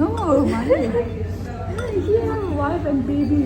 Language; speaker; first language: English; non-native, fluent; Tibetan